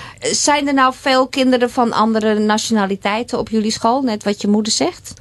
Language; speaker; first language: Dutch; native; Dutch